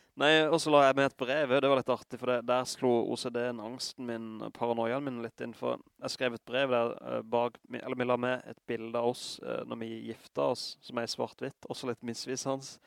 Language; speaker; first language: Norwegian; native; Norwegian